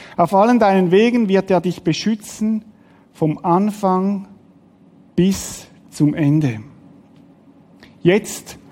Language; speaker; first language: German; native; German